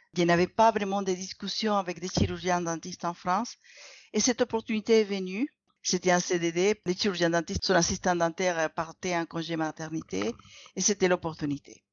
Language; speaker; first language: French; non-native, fluent; Spanish